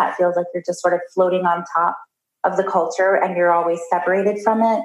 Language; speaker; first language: English; native; English